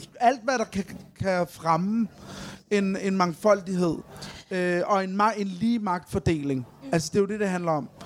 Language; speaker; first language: Danish; early bilingual, other home language; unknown